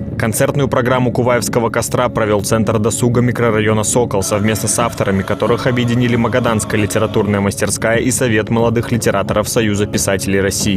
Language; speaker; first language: Russian; native; Russian